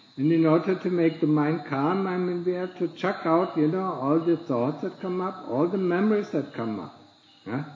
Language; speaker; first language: English; non-native, fluent; German